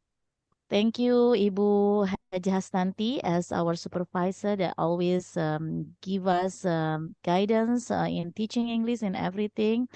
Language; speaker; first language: English; non-native, fluent; Indonesian